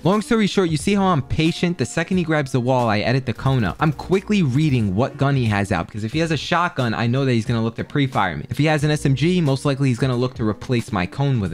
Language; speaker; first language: English; native; English